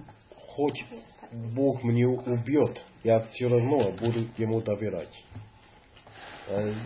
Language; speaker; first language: Russian; non-native, fluent; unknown